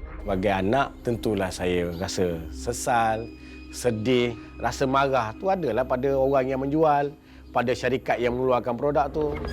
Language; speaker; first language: Malay; native; Malay